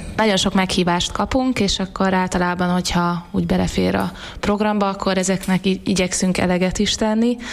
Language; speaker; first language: Hungarian; native; Hungarian